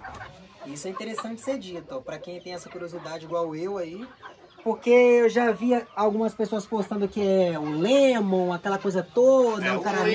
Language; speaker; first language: Portuguese; native; Portuguese